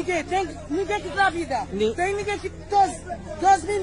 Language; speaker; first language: Portuguese; non-native, learner; Haitian Creole